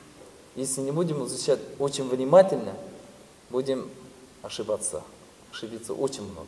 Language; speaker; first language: Russian; non-native, fluent; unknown